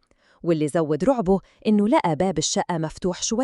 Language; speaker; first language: Arabic; native; Arabic